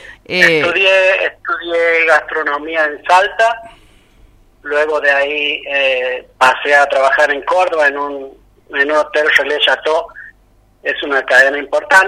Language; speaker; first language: Spanish; native; Spanish